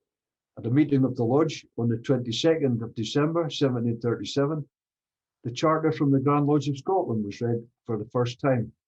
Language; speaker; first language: English; native; English